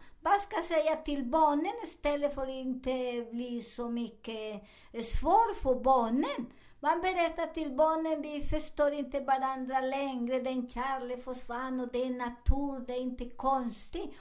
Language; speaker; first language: Swedish; non-native, fluent; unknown